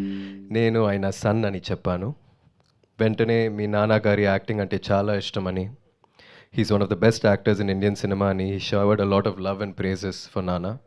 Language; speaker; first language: Telugu; non-native, learner; Tamil